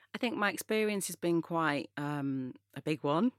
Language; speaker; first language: English; native; English